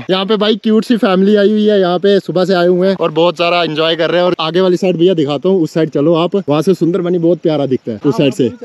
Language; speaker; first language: Hindi; native; Hindi